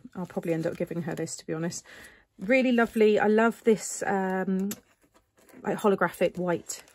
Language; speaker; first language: English; native; English